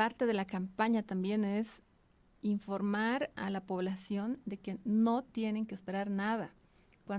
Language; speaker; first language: Spanish; native; Spanish